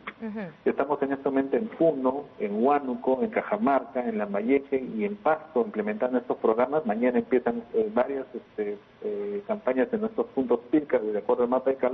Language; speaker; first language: Spanish; native; Spanish